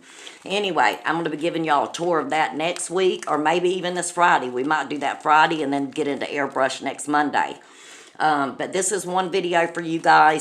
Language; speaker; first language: English; native; English